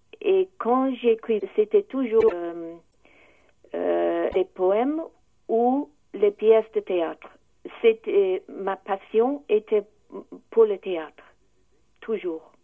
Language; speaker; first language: French; non-native, learner; English